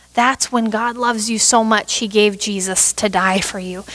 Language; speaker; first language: English; native; English